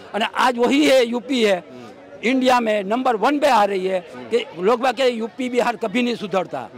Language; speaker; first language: Hindi; non-native, local second language; Gujarati